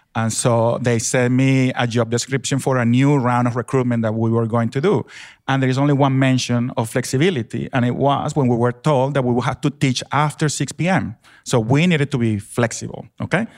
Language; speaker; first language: English; non-native, fluent; Spanish